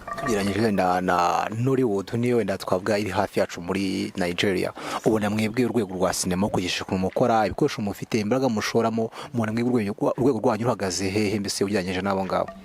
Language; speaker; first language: Kinyarwanda; native; Kinyarwanda